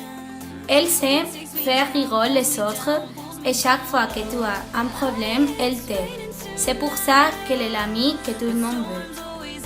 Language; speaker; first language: French; non-native, learner; Spanish